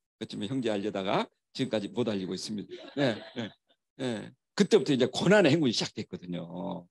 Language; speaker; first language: Korean; native; Korean